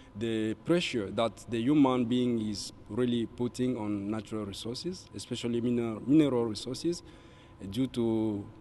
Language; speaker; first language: English; non-native, fluent; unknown